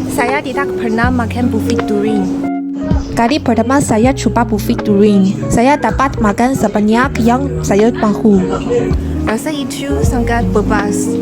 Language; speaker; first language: Malay; non-native, learner; Chinese